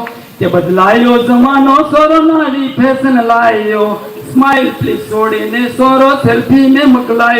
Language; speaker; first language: Hindi; non-native, local second language; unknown